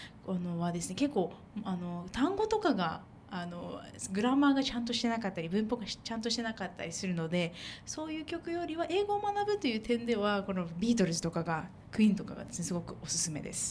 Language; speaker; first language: Japanese; native; Japanese